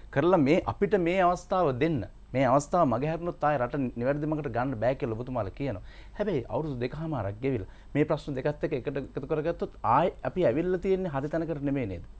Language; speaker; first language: Sinhala; native; Sinhala